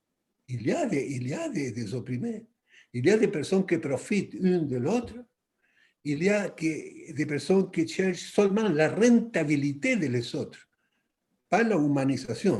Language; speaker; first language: French; non-native, fluent; Spanish